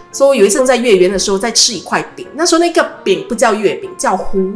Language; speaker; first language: Chinese; native; Chinese